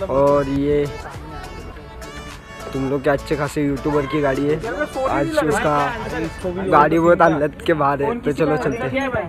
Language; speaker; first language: Hindi; non-native, local second language; Marathi